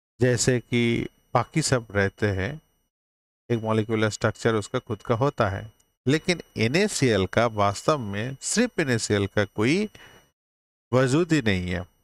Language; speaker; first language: Hindi; native; Hindi